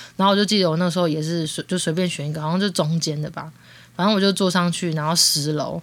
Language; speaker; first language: Chinese; native; Chinese